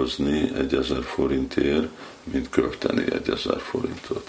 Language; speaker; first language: Hungarian; non-native, fluent; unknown